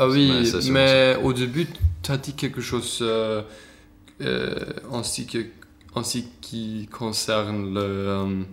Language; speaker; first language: French; non-native, learner; Swedish